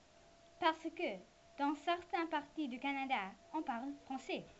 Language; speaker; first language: French; non-native, learner; English